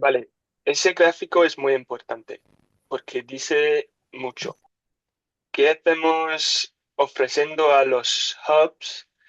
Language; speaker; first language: Spanish; non-native, learner; English